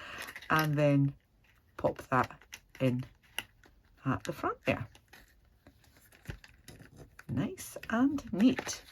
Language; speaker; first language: English; native; English